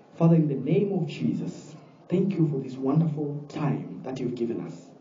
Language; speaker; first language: English; non-native, local second language; Swahili